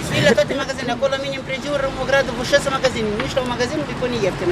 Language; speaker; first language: Romanian; native; Romanian